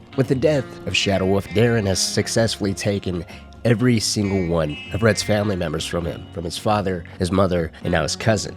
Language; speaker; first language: English; native; English